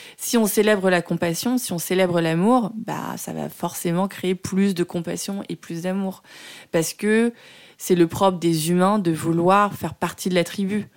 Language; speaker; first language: French; early bilingual, other home language; Vietnamese